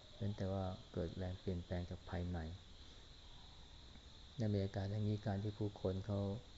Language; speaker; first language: Thai; native; Thai